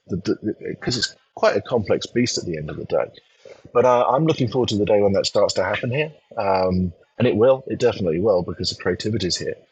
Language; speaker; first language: English; native; English